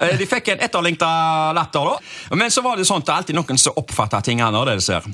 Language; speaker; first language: Norwegian; native; Norwegian